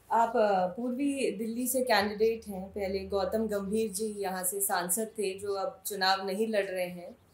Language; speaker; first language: Hindi; native; Hindi